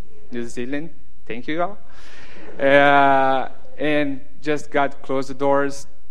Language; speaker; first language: English; non-native, learner; Portuguese